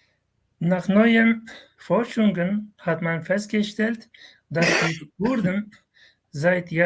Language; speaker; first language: German; non-native, fluent; Kurdish